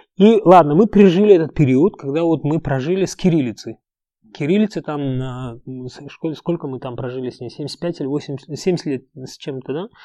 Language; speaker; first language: Russian; non-native, local second language; Uzbek